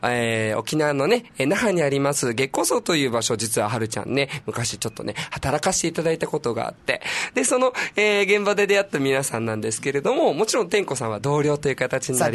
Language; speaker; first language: Japanese; native; Japanese